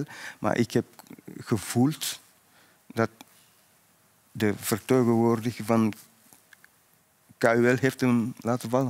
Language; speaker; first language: Dutch; non-native, fluent; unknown